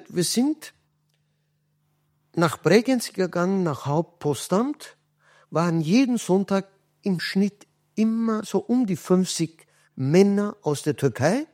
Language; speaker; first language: German; non-native, fluent; Kurdish